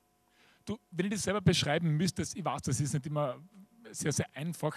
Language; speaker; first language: German; native; German